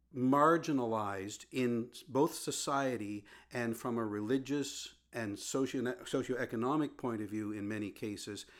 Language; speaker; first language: English; native; English